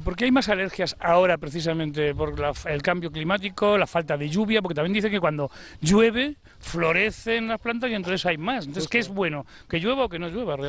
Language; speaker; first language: Spanish; native; Spanish